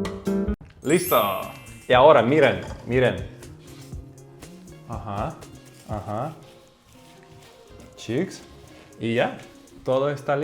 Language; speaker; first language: Spanish; non-native, fluent; Russian